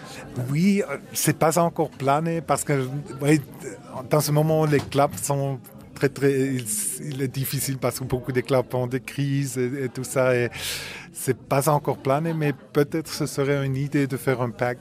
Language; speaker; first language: French; non-native, fluent; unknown